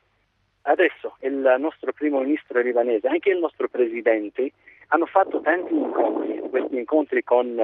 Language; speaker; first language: Italian; non-native, fluent; Arabic